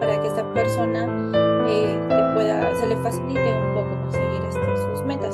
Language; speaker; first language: Spanish; native; Spanish